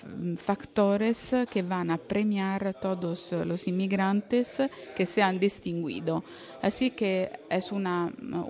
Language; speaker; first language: Spanish; non-native, fluent; Italian